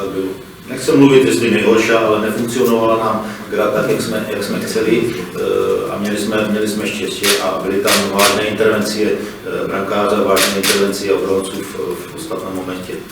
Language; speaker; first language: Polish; non-native, learner; Czech